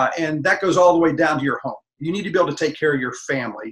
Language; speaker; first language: English; native; English